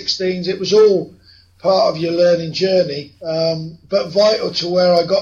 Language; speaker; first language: English; native; English